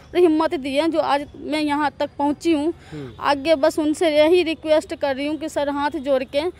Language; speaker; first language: Hindi; native; Hindi